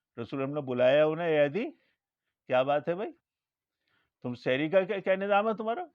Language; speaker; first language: Urdu; native; Urdu